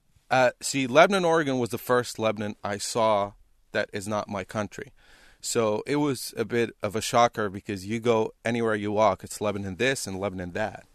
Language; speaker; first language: English; non-native, fluent; Arabic